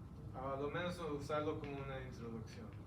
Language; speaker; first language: Spanish; early bilingual, heritage; Spanish